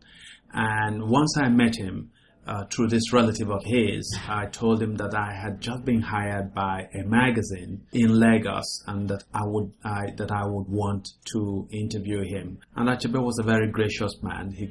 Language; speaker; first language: English; non-native, local second language; Igbo